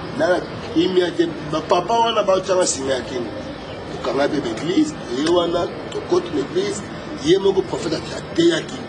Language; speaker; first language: Lingala; non-native, fluent; Kongo